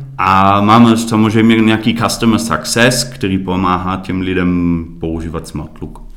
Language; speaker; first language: Czech; early bilingual, heritage; Czech